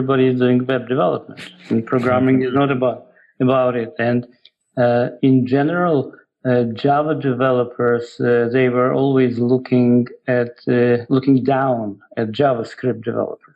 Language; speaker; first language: English; non-native, fluent; Ukrainian